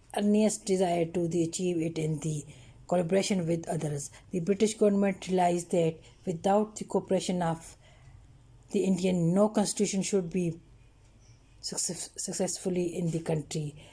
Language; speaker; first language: English; non-native, local second language; Urdu